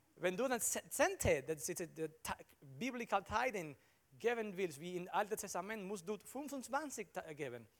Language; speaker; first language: German; non-native, learner; Spanish